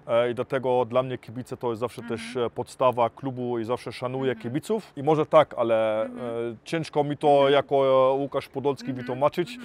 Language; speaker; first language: Polish; early bilingual, heritage; Polish